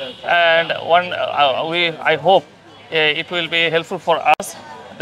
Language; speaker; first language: English; non-native, learner; Bangla